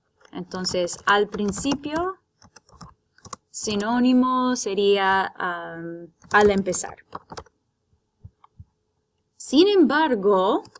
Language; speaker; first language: Spanish; non-native, fluent; English